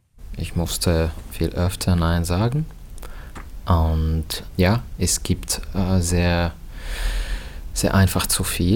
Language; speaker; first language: German; non-native, fluent; Finnish